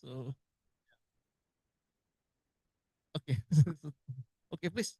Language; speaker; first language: English; non-native, learner; Indonesian